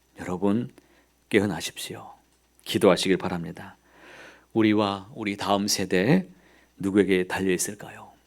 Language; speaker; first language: Korean; native; Korean